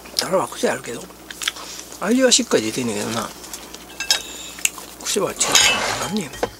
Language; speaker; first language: Japanese; native; Japanese